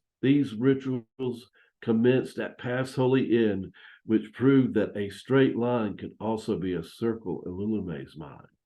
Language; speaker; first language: English; native; English